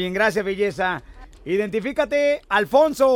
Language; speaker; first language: Spanish; native; Spanish